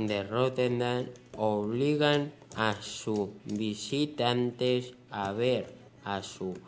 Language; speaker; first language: Spanish; native; Spanish